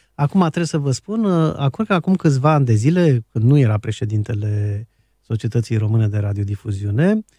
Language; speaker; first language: Romanian; native; Romanian